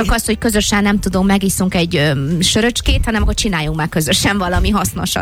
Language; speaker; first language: Hungarian; native; Hungarian